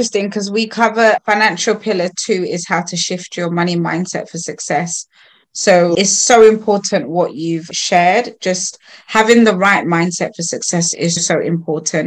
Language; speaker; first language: English; non-native, local second language; Krio